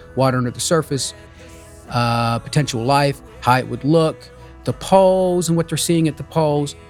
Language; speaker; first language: English; early bilingual, other home language; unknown